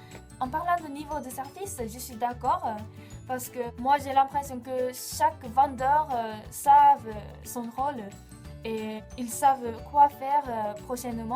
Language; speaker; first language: French; non-native, fluent; Japanese